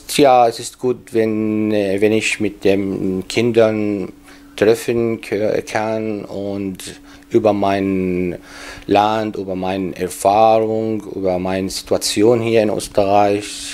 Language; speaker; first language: German; non-native, learner; Arabic